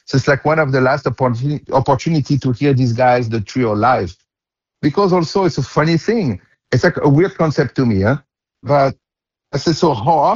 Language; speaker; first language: English; non-native, fluent; French